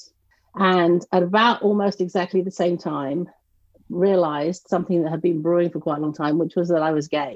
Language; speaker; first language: English; native; English